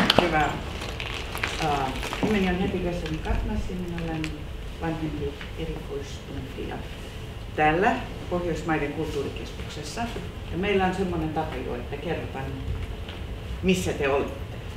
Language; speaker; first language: Finnish; non-native, local second language; Swedish